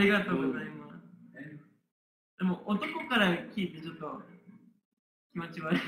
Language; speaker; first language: Japanese; non-native, learner; Korean